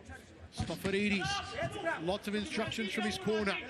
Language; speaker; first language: English; native; English